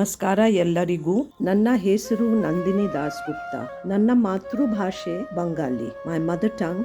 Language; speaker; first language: Kannada; non-native, learner; Bangla